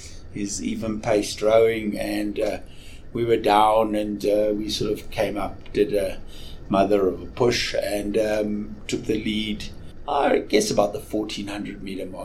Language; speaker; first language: English; native; English